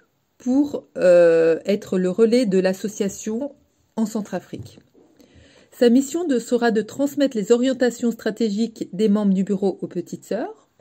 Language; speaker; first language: French; native; French